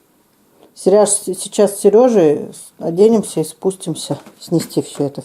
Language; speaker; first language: Russian; native; Russian